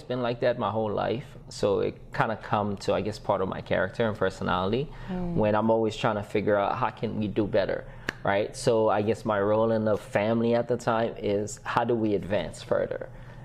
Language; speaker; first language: English; non-native, fluent; Haitian Creole